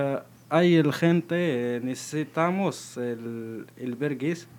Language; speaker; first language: Spanish; non-native, learner; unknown